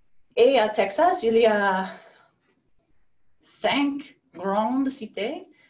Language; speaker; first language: French; non-native, learner; English